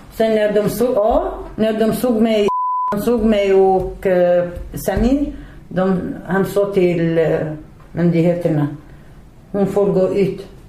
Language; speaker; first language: Swedish; non-native, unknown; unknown